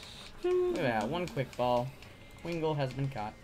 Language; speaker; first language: English; native; English